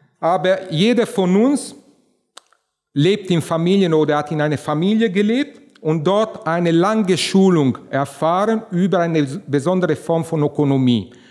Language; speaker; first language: German; non-native, fluent; Italian